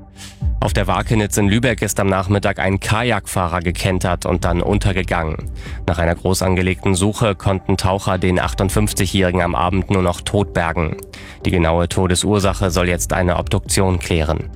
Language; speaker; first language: German; native; German